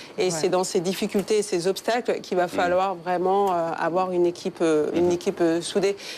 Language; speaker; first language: French; early bilingual, other home language; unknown